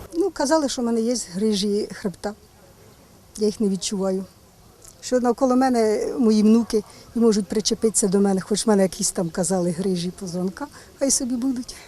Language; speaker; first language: Ukrainian; native; Ukrainian